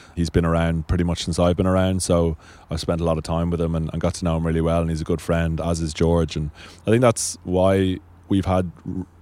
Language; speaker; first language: English; native; English